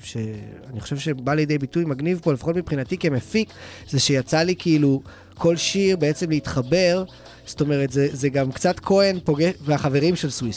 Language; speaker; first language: Hebrew; native; Hebrew